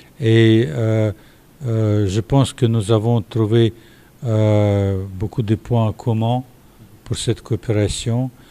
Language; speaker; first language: French; non-native, fluent; Russian